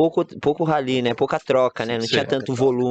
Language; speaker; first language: Portuguese; native; Portuguese